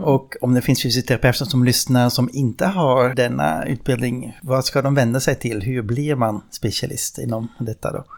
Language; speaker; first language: Swedish; non-native, fluent; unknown